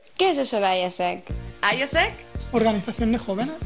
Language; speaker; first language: Spanish; non-native, learner; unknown